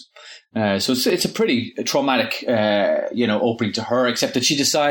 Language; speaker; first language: English; native; English